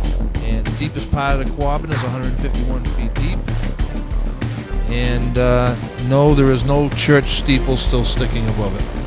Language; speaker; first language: English; native; English